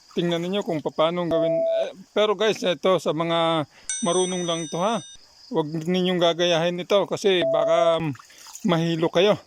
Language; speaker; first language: Filipino; native; Filipino